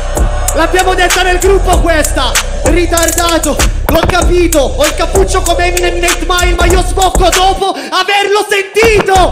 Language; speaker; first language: Italian; native; Italian